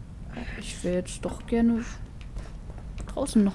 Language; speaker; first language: German; native; German